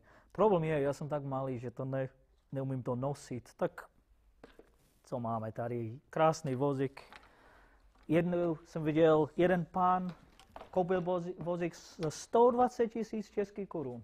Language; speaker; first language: Czech; non-native, fluent; English